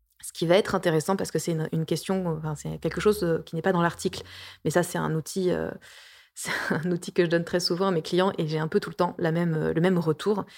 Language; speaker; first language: French; native; French